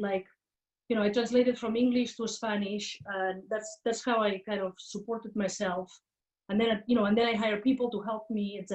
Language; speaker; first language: English; non-native, fluent; Spanish